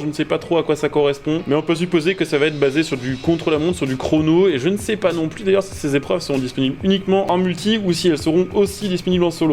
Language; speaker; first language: French; native; French